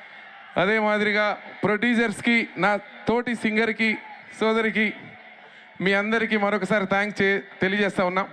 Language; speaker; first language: Telugu; native; Telugu